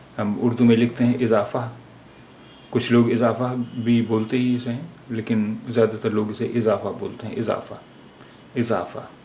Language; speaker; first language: Urdu; native; Urdu